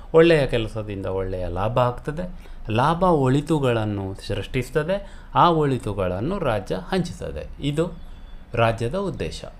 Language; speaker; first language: Kannada; non-native, local second language; Konkani